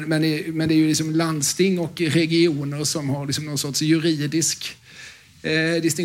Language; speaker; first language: Swedish; native; Swedish